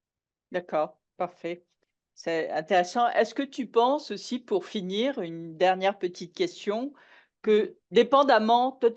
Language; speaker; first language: French; native; French